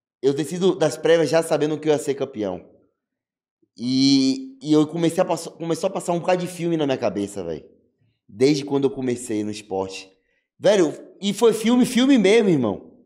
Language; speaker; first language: Portuguese; native; Portuguese